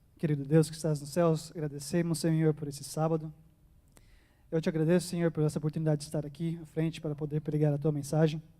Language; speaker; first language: Portuguese; early bilingual, heritage; Portuguese